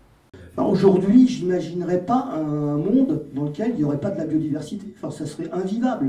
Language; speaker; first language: French; native; French